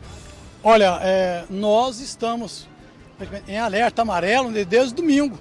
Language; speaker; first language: Portuguese; native; Portuguese